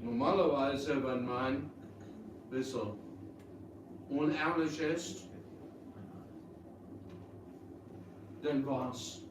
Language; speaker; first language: German; early bilingual, heritage; English